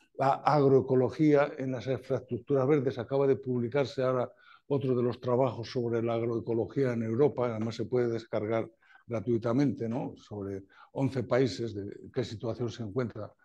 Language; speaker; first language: Spanish; native; Spanish